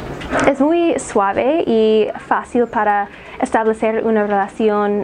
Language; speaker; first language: Spanish; non-native, fluent; English